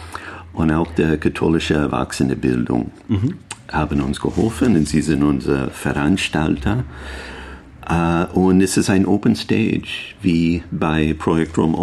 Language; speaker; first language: German; non-native, learner; English